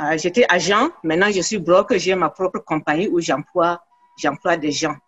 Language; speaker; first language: French; non-native, local second language; Fula